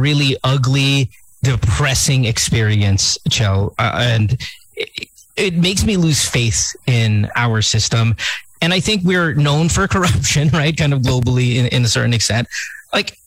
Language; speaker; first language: English; non-native, local second language; Filipino